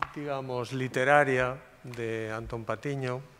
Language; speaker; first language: Spanish; non-native, local second language; Galician